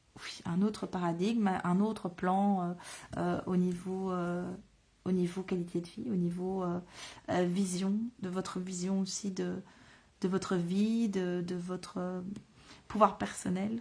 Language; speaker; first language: French; native; French